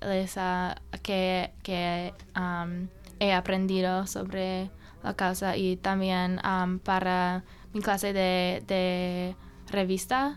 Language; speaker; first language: Spanish; non-native, learner; English